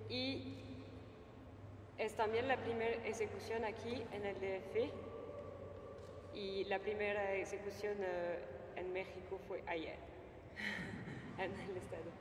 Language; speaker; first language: Spanish; non-native, fluent; French